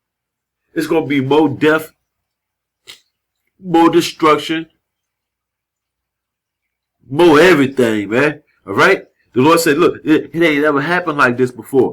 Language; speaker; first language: English; native; English